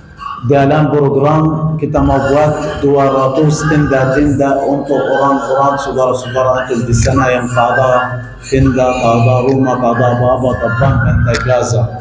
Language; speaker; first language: Indonesian; non-native, fluent; Arabic